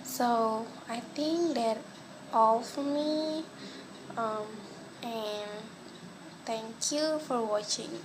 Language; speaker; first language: English; non-native, local second language; Malay